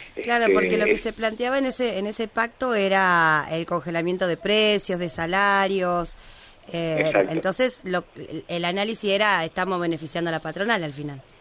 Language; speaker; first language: Spanish; native; Spanish